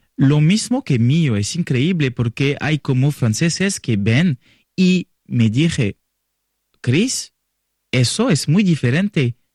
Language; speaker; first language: Spanish; non-native, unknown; French